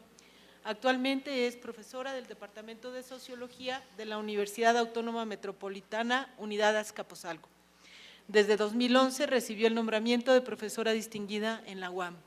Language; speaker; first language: Spanish; native; Spanish